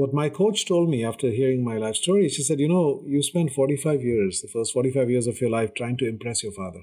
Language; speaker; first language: English; non-native, local second language; Hindi